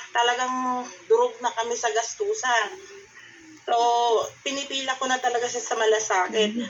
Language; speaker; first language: Filipino; non-native, local second language; Cebuano